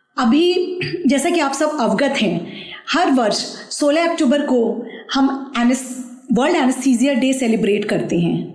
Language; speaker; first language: Hindi; native; Hindi